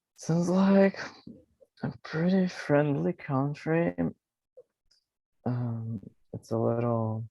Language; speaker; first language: English; non-native, fluent; Portuguese